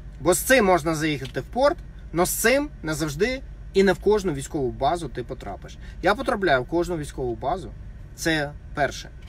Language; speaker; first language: Ukrainian; non-native, fluent; Russian